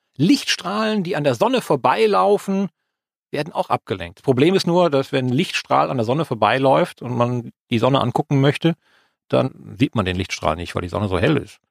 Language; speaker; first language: German; native; German